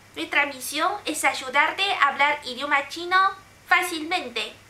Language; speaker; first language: Spanish; non-native, fluent; Chinese